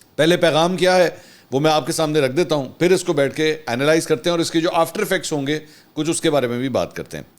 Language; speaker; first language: Urdu; native; Urdu